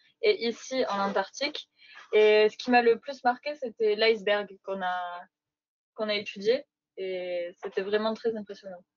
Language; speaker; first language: French; native; French